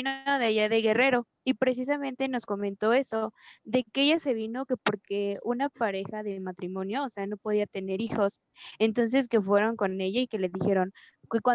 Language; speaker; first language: Spanish; native; Spanish